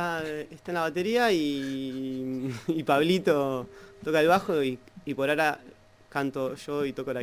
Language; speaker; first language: Spanish; native; Spanish